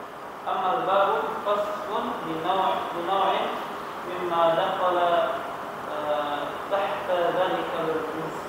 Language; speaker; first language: Arabic; non-native, learner; Indonesian